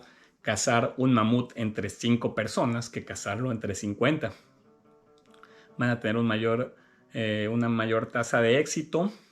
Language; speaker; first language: Spanish; native; Spanish